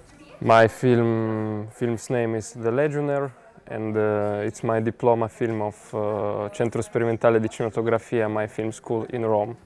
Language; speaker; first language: English; non-native, fluent; Italian